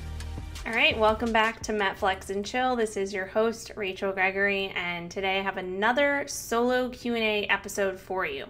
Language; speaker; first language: English; native; English